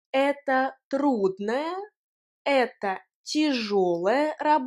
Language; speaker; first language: Russian; non-native, fluent; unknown